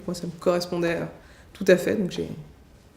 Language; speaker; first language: French; native; French